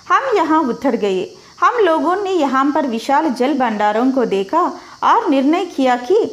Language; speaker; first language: Hindi; non-native, local second language; Telugu